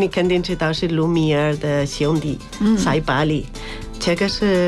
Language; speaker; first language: Chinese; non-native, fluent; Spanish